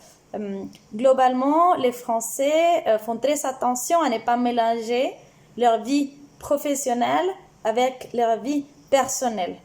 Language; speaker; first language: French; non-native, fluent; Spanish